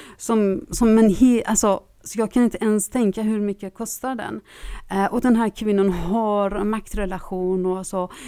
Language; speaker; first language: Swedish; non-native, fluent; Persian